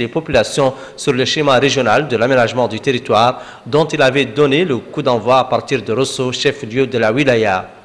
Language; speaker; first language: French; non-native, local second language; Arabic